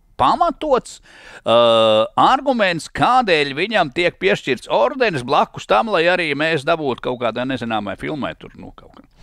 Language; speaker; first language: Latvian; native; Latvian